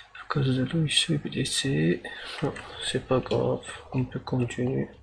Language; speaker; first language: French; non-native, learner; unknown